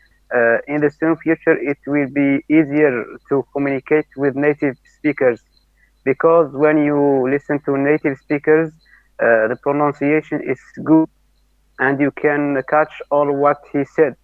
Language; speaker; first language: English; non-native, learner; Arabic